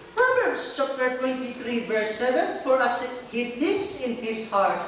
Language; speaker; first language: English; non-native, local second language; Filipino